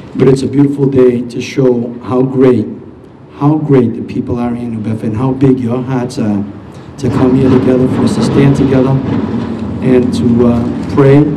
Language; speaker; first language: English; native; English